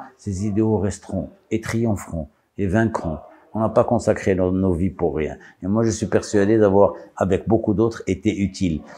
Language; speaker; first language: French; non-native, local second language; Arabic